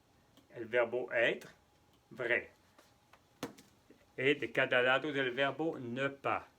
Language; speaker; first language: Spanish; non-native, fluent; French